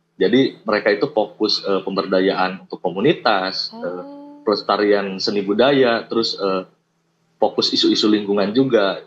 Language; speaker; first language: Indonesian; native; Indonesian